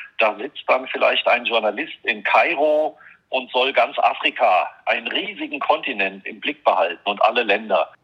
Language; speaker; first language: German; native; German